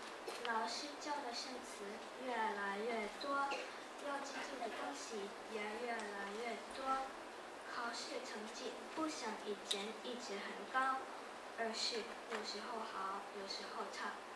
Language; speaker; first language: Chinese; non-native, learner; Japanese